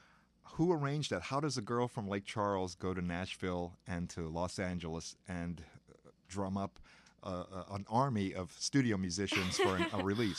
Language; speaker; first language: English; native; English